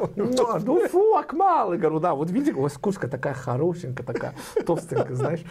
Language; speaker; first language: Russian; non-native, fluent; Arabic